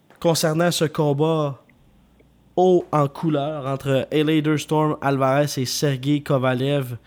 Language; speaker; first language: French; native; French